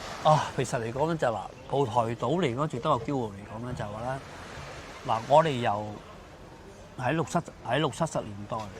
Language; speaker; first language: Cantonese; native; Cantonese